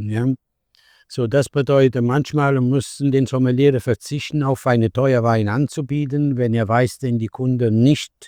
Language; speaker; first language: German; non-native, fluent; Italian